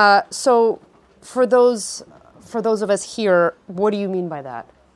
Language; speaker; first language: English; native; English